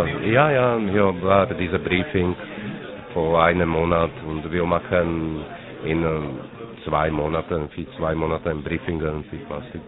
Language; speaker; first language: German; non-native, learner; Czech